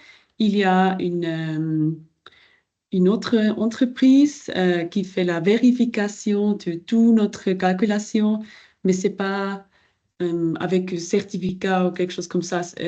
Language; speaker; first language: French; non-native, local second language; German